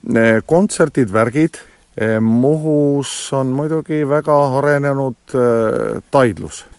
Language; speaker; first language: Estonian; native; Estonian